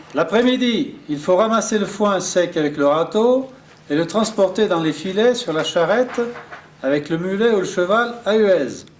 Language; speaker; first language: French; native; French